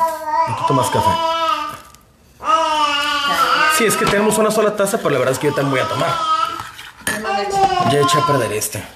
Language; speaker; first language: Spanish; native; Spanish